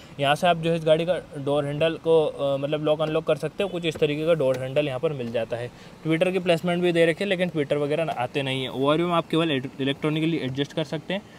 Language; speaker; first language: Hindi; native; Hindi